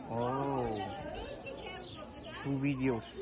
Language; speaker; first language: English; non-native, local second language; Filipino